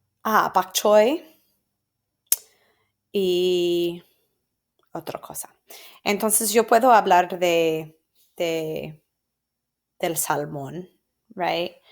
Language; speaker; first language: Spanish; non-native, fluent; English